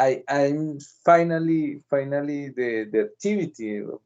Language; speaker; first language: English; non-native, learner; Spanish